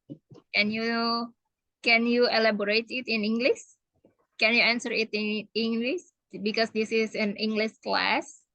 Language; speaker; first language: English; non-native, fluent; Indonesian